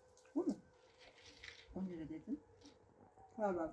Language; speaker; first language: Turkish; native; Turkish